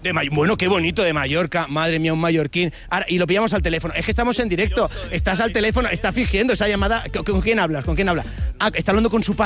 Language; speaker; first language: Spanish; native; Spanish